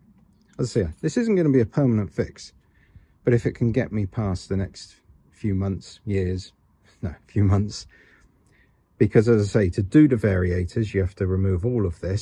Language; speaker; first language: English; native; English